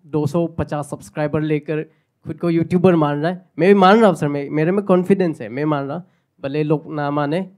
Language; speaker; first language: Hindi; non-native, local second language; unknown